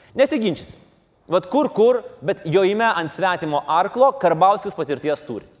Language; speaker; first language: Lithuanian; native; Lithuanian